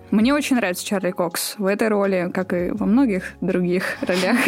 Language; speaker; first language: Russian; native; Russian